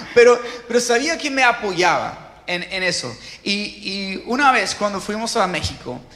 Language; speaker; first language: Spanish; non-native, fluent; English